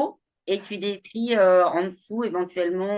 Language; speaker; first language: French; native; French